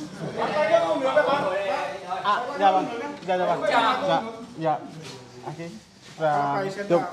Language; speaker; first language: Portuguese; non-native, learner; Vietnamese